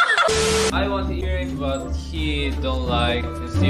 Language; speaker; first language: English; non-native, fluent; Korean